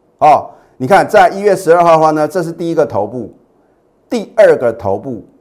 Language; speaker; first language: Chinese; native; Chinese